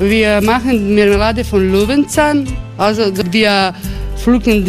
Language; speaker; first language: German; non-native, learner; Croatian